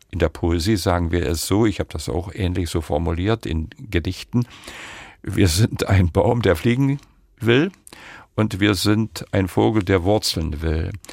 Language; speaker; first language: German; non-native, local second language; Upper Sorbian